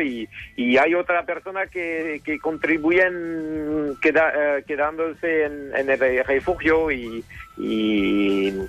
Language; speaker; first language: Spanish; non-native, learner; French